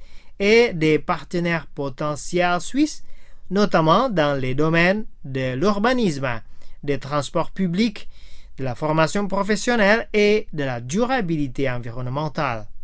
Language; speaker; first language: French; non-native, fluent; Indonesian